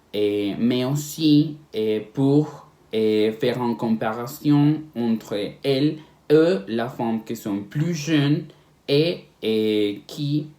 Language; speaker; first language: French; non-native, learner; Spanish